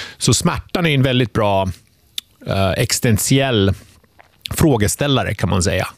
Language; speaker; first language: Swedish; early bilingual, other home language; Finnish